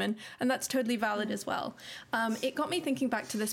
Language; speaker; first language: English; non-native, local second language; Cantonese